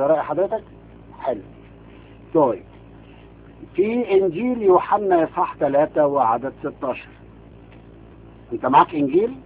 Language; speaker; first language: Arabic; native; Arabic